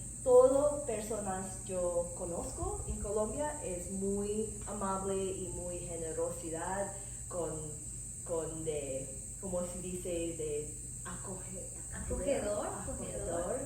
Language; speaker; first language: Spanish; non-native, learner; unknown